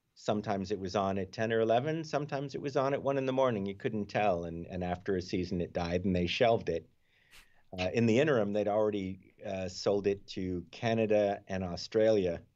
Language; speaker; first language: English; native; English